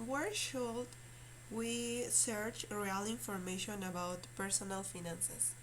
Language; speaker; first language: English; non-native, learner; Spanish